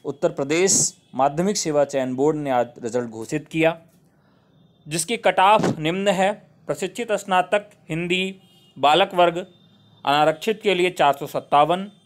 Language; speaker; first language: Hindi; native; Hindi